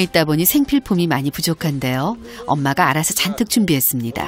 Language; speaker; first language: Korean; native; Korean